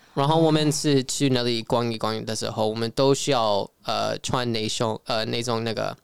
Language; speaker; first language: Chinese; non-native, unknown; English